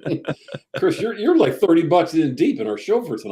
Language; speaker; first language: English; native; English